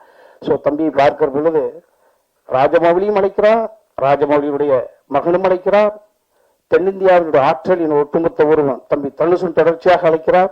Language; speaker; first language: Tamil; native; Tamil